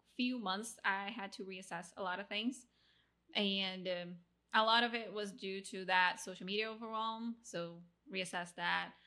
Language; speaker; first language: English; non-native, fluent; Portuguese